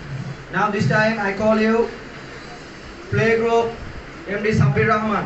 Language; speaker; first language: English; non-native, learner; Bangla